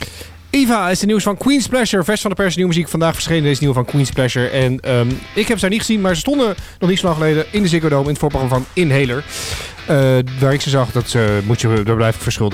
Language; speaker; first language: Dutch; native; Dutch